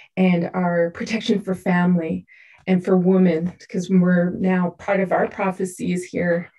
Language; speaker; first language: English; native; English